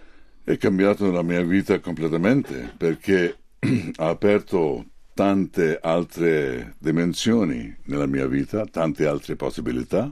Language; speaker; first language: Italian; non-native, fluent; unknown